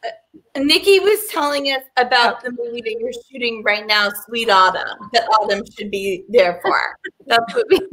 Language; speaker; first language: English; native; English